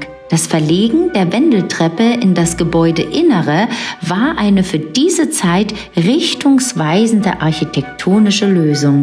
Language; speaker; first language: German; native; German